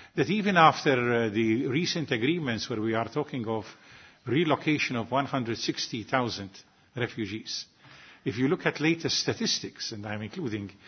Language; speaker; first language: English; non-native, local second language; Maltese